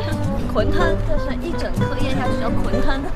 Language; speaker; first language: Chinese; native; Chinese